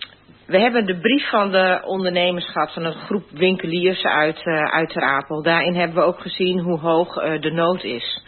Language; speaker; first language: Dutch; native; Dutch